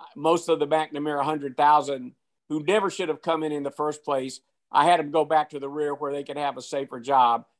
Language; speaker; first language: English; native; English